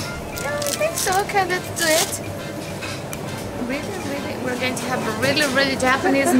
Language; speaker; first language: English; non-native, fluent; Spanish